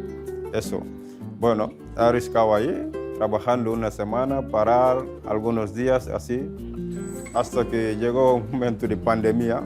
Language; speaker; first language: Spanish; non-native, learner; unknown